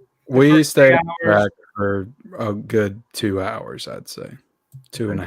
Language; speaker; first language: English; native; English